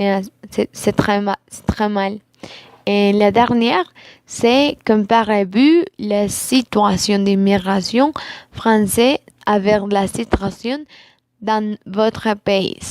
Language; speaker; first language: French; non-native, learner; Spanish